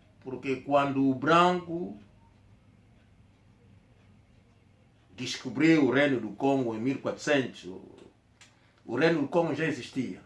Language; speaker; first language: Portuguese; non-native, local second language; Kongo